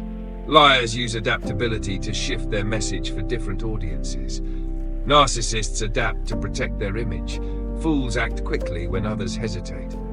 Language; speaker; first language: English; native; English